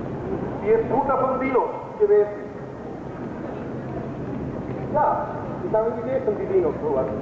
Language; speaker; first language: German; non-native, fluent; Spanish